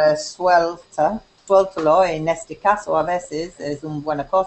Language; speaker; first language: Spanish; non-native, learner; English